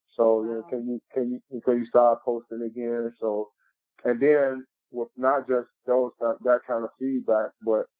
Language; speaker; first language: English; native; English